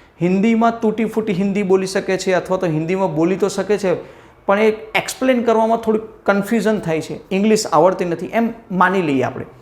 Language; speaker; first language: Gujarati; non-native, local second language; Hindi